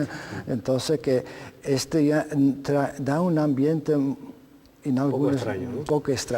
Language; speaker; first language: Spanish; non-native, fluent; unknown